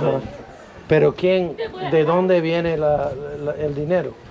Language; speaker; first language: Spanish; non-native, learner; English